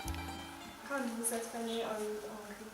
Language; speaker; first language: French; non-native, learner; Hungarian